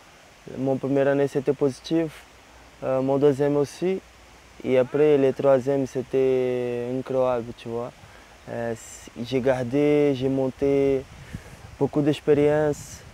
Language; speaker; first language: French; non-native, learner; Portuguese